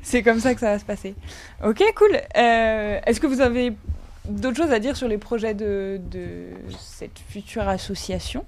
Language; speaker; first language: French; native; French